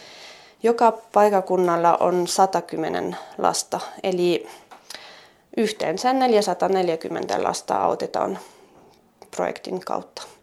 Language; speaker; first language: Finnish; non-native, fluent; French